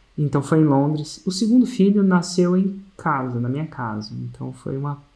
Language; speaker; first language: Portuguese; native; Portuguese